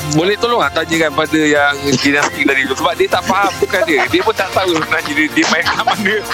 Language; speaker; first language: Malay; native; Malay